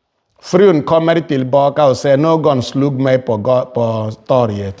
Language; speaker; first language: Swedish; non-native, fluent; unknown